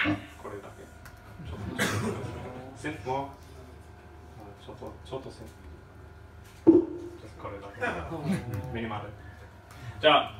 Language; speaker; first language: Japanese; non-native, learner; English